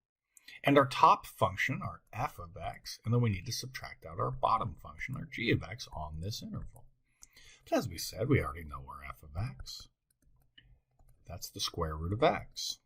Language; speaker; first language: English; native; English